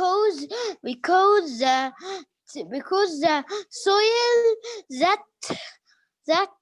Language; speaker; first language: English; non-native, learner; Arabic